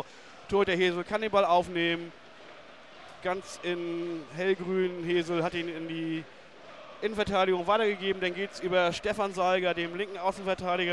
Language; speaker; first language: German; native; German